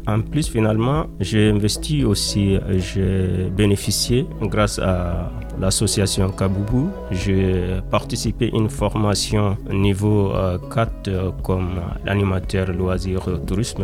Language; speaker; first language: French; non-native, learner; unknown